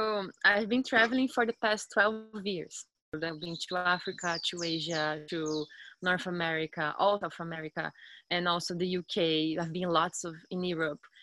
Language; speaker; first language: English; non-native, fluent; Portuguese